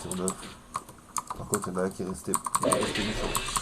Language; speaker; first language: French; native; French